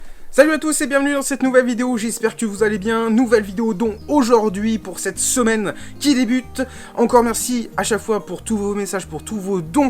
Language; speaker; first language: French; native; French